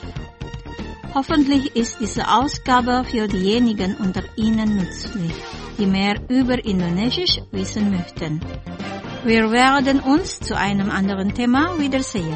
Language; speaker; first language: German; non-native, fluent; Indonesian